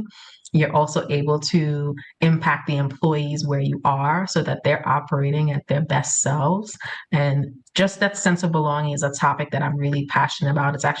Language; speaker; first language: English; early bilingual, other home language; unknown